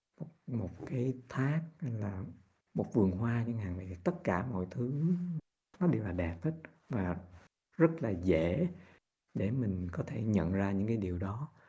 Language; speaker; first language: Vietnamese; native; Vietnamese